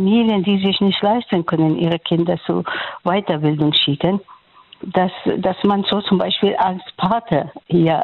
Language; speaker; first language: German; non-native, fluent; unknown